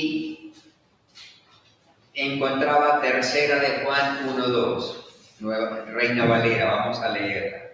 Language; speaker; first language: Spanish; native; Spanish